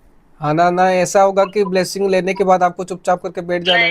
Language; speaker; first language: Hindi; native; Hindi